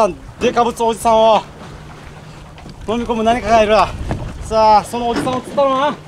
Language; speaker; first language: Japanese; native; Japanese